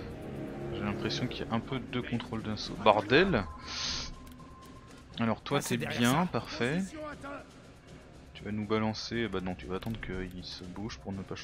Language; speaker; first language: French; native; French